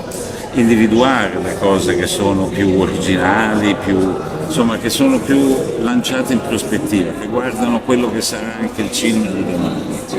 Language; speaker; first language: Italian; native; Italian